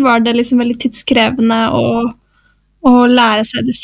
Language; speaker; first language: Norwegian; native; Norwegian